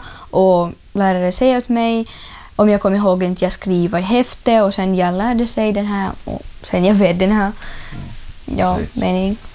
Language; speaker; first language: Swedish; non-native, fluent; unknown